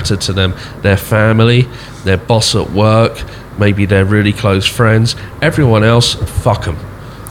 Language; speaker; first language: English; native; English